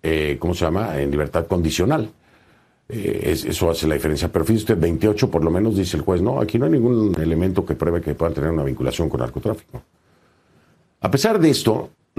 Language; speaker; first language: Spanish; native; Spanish